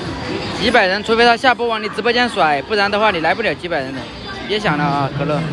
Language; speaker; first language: Chinese; native; Chinese